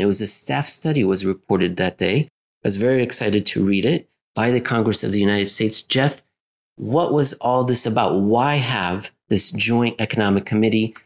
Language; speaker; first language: English; native; English